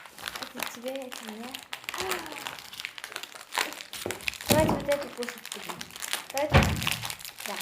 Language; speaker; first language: Russian; non-native, local second language; Kazakh